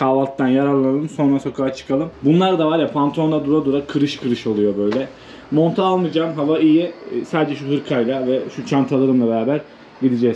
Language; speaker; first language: Turkish; native; Turkish